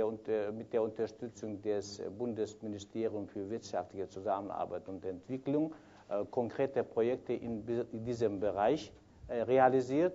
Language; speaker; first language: German; non-native, fluent; Kyrgyz